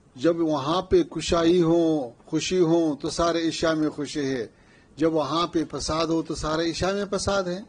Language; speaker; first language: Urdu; non-native, fluent; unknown